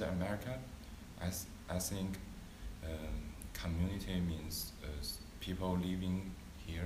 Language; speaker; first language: English; non-native, learner; Chinese